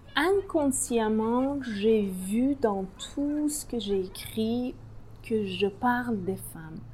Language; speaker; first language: French; non-native, fluent; Persian